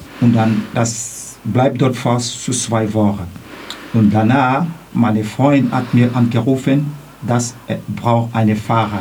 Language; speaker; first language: German; non-native, learner; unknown